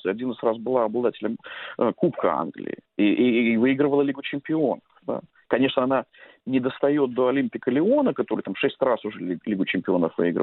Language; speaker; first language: Russian; native; Russian